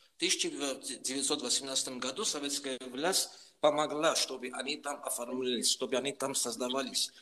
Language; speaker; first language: Russian; non-native, fluent; Armenian